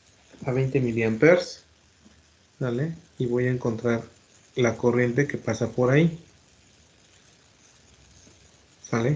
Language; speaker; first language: Spanish; native; Spanish